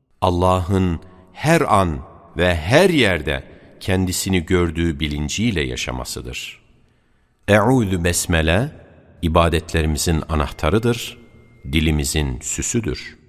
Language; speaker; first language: Turkish; native; Turkish